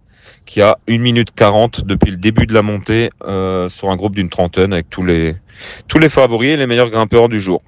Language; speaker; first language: French; native; French